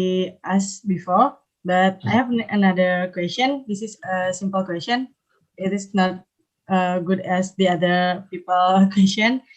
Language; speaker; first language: English; non-native, learner; Indonesian